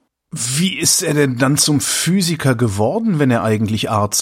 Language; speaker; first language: German; native; German